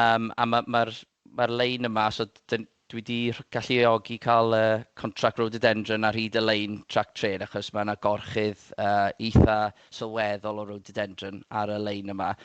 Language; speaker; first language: Welsh; native; Welsh